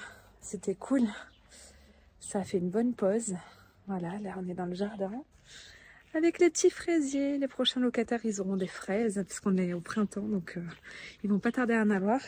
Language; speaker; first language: French; native; French